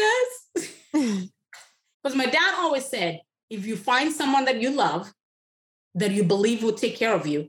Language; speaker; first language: English; non-native, local second language; Kikuyu